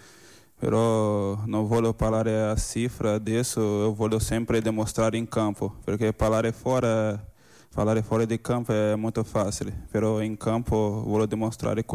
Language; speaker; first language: Spanish; non-native, learner; Portuguese